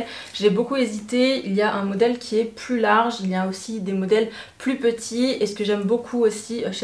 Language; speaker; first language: French; native; French